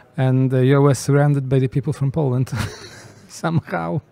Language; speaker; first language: English; non-native, fluent; Polish